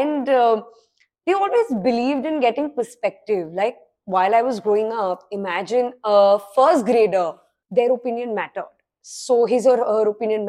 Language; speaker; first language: English; non-native, local second language; Hindi